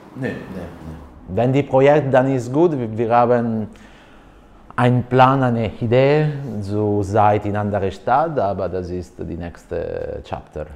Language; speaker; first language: German; non-native, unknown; Italian